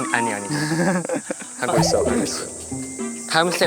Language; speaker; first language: Korean; non-native, learner; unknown